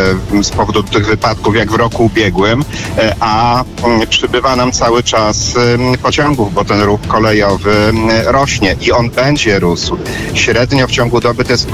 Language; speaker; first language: Polish; native; Polish